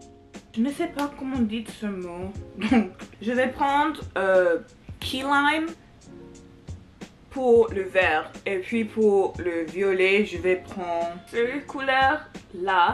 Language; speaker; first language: French; non-native, learner; English